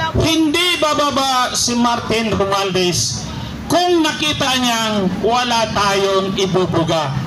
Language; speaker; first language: Filipino; non-native, local second language; Cebuano